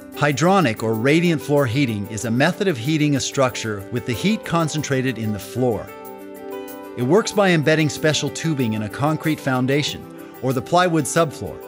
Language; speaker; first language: English; native; English